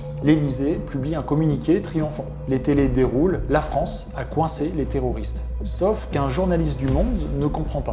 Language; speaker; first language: French; native; French